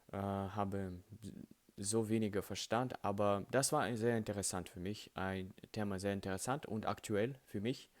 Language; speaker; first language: German; non-native, learner; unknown